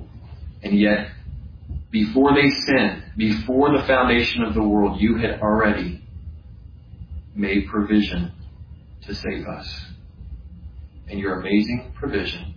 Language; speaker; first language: English; native; English